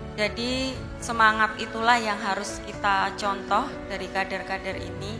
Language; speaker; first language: Indonesian; native; Indonesian